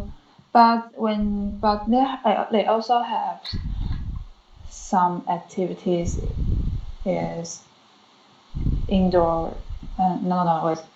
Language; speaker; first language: English; non-native, learner; Chinese